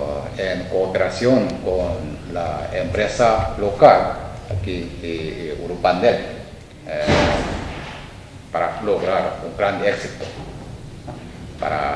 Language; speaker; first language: Spanish; non-native, fluent; Korean